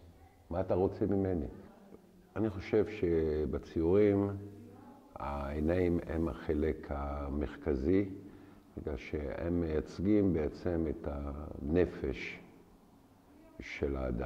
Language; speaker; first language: Hebrew; non-native, fluent; French